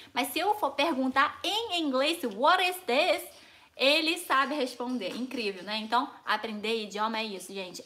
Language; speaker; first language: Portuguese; non-native, fluent; Chinese